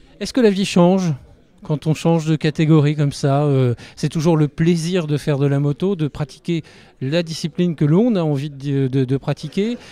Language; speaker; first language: French; native; French